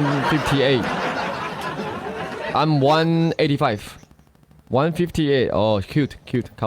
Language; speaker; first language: English; non-native, fluent; Chinese